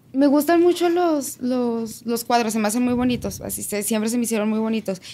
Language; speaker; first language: Spanish; native; Spanish